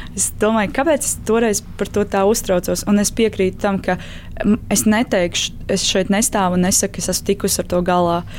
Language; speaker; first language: Latvian; native; Latvian